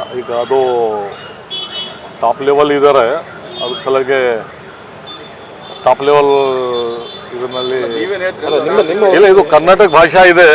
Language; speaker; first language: Kannada; non-native, local second language; Urdu